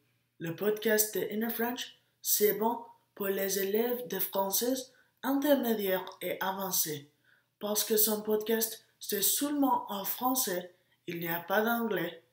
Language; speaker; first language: French; non-native, learner; English